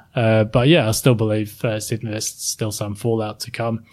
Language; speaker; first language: English; native; English